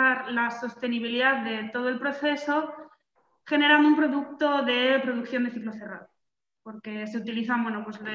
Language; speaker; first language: Spanish; native; Spanish